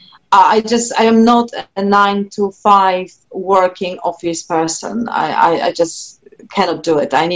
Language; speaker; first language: English; non-native, fluent; Polish